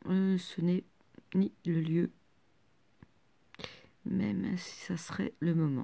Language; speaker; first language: French; native; French